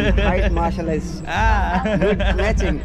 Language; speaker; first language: English; non-native, learner; Urdu